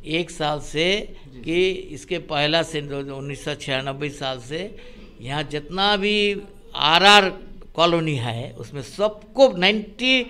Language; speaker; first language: Hindi; non-native, local second language; Bangla